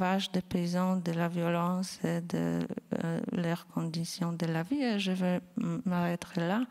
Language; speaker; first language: French; non-native, fluent; Polish